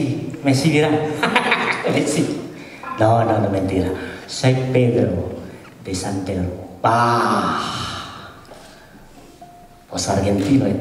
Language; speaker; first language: Spanish; non-native, fluent; Indonesian